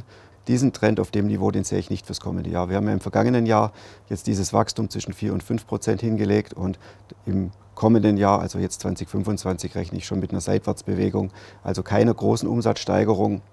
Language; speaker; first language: German; native; German